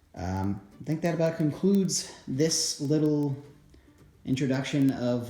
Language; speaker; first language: English; native; English